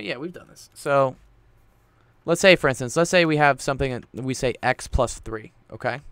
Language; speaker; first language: English; native; English